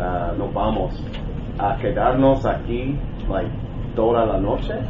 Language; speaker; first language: Spanish; non-native, learner; English